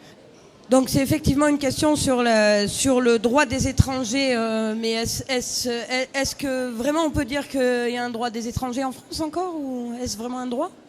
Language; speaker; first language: French; native; French